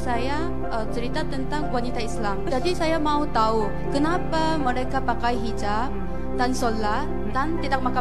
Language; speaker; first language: Indonesian; non-native, fluent; Korean